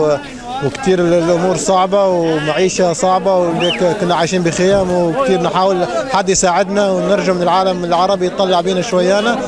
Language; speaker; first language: Arabic; native; Arabic